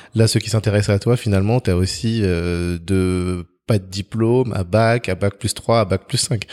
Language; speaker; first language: French; native; French